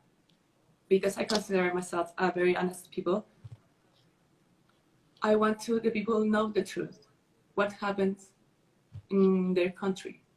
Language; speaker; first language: English; non-native, learner; Spanish